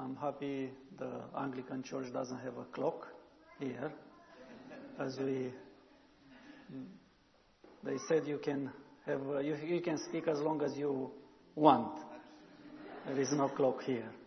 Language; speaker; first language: English; non-native, learner; Romanian